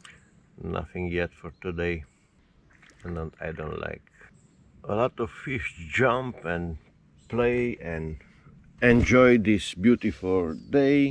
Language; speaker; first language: English; non-native, learner; Romanian